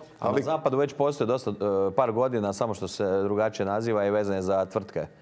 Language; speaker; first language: Croatian; native; Croatian